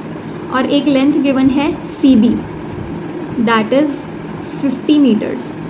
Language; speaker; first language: Hindi; native; Hindi